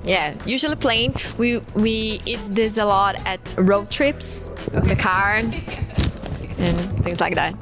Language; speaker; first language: English; non-native, fluent; Portuguese